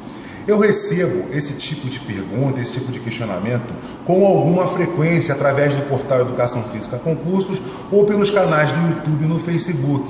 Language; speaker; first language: Portuguese; native; Portuguese